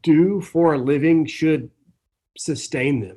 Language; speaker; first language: English; native; English